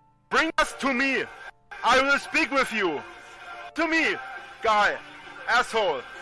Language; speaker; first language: English; non-native, learner; German